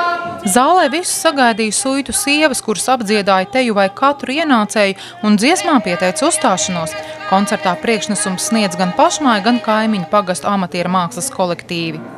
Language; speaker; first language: Latvian; native; Latvian